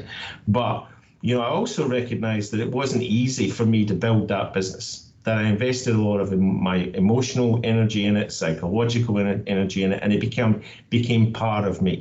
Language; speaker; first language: English; native; English